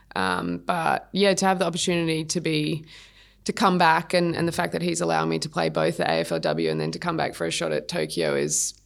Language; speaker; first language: English; native; English